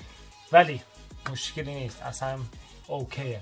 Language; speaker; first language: Persian; early bilingual, heritage; Persian